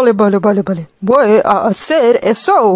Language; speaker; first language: Spanish; non-native, learner; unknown